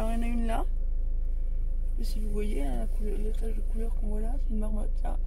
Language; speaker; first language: French; native; French